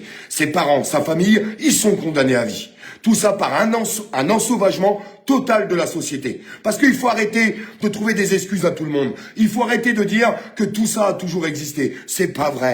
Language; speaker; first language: French; native; French